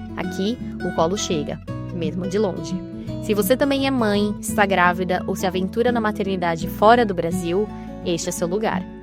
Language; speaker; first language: Portuguese; native; Portuguese